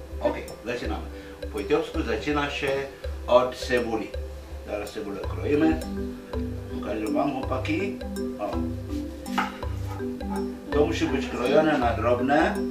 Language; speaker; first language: Polish; non-native, fluent; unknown